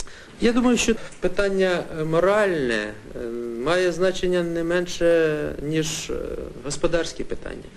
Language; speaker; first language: Ukrainian; native; Ukrainian